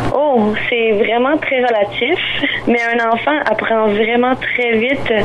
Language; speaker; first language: French; native; French